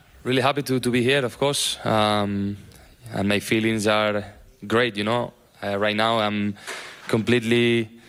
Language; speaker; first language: English; non-native, fluent; Spanish